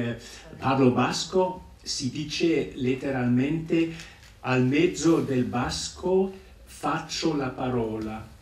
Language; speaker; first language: Italian; non-native, fluent; English